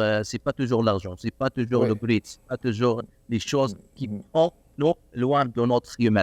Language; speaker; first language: French; non-native, learner; Arabic